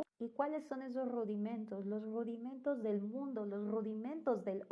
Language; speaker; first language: Spanish; native; Spanish